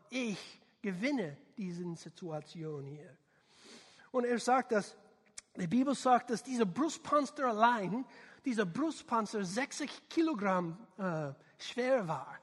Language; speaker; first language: German; non-native, learner; English